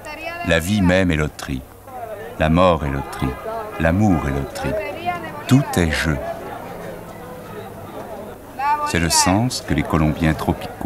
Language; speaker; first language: French; native; French